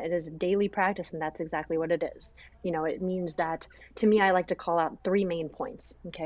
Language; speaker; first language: English; native; English